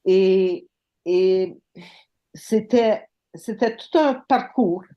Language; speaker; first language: French; non-native, local second language; English